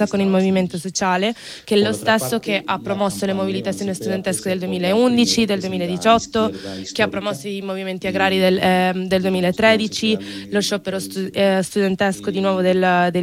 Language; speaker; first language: Italian; non-native, fluent; Spanish